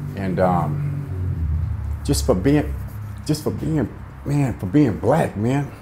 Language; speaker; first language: English; native; English